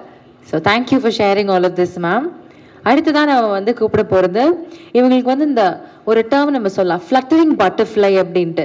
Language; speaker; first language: Tamil; native; Tamil